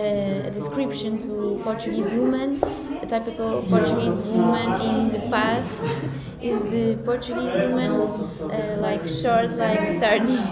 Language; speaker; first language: English; non-native, learner; Portuguese